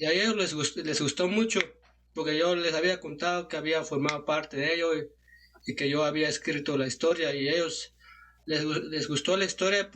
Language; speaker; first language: Spanish; non-native, local second language; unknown